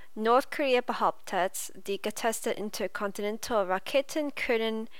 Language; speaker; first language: German; non-native, learner; English